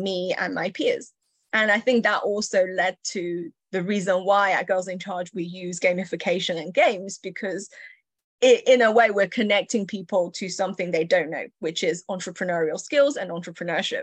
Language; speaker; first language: English; early bilingual, other home language; Chinese